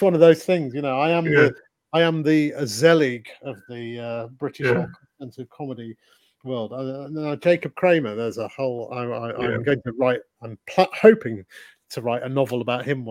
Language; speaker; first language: English; native; English